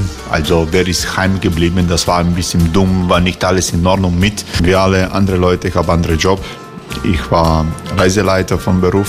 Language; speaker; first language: German; non-native, fluent; Croatian